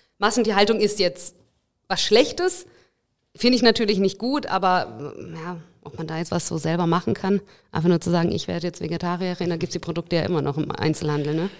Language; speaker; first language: German; early bilingual, other home language; Russian